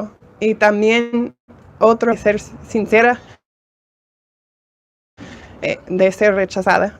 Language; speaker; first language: Spanish; non-native, fluent; English